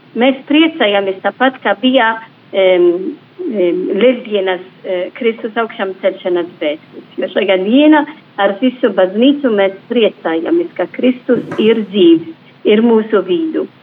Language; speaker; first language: Latvian; non-native, fluent; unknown